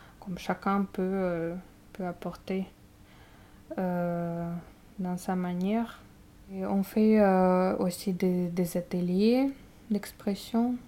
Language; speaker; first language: French; non-native, fluent; Russian